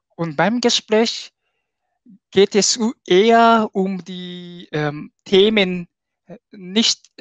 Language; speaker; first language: German; non-native, fluent; Japanese